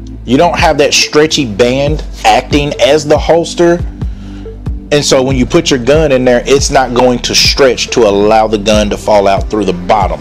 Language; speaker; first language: English; native; English